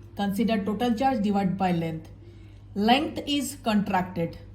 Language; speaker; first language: English; non-native, local second language; Bangla